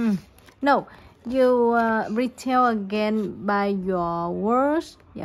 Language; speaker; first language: English; non-native, learner; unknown